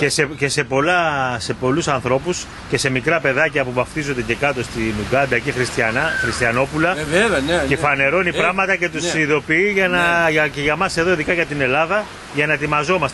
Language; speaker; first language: Greek; native; Greek